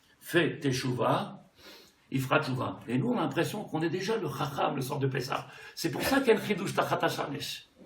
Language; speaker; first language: French; native; French